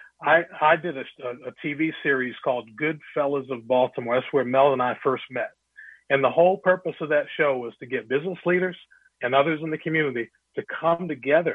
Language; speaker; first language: English; native; English